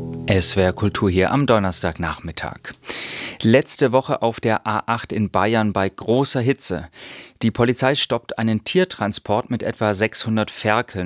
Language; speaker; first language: German; native; German